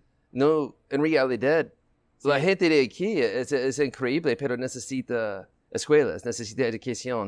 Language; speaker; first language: Spanish; non-native, learner; English